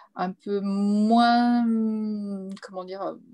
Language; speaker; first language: French; non-native, fluent; Chinese